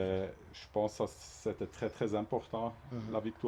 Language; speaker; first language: French; non-native, local second language; German